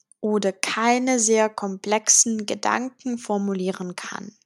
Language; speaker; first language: German; non-native, fluent; Czech